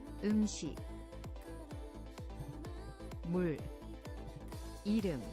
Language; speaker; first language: Korean; non-native, learner; English